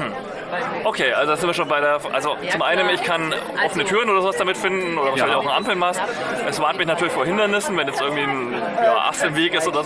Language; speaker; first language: German; native; German